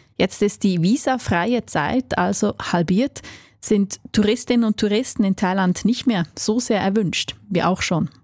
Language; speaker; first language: German; native; German